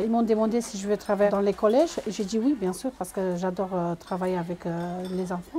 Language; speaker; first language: French; non-native, fluent; Romanian